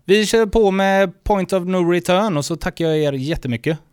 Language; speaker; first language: Swedish; native; Swedish